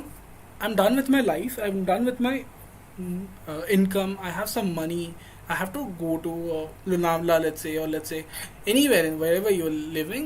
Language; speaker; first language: English; non-native, local second language; Hindi